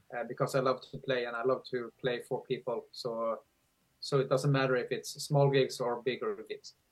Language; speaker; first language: English; non-native, fluent; Swedish